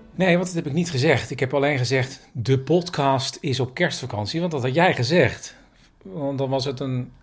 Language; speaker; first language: Dutch; native; Dutch